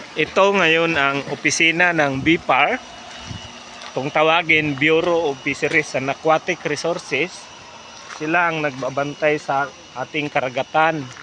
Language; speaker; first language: Filipino; non-native, local second language; Cebuano